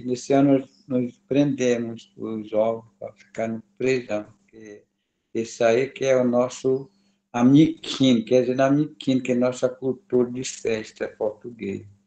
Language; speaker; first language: Portuguese; non-native, local second language; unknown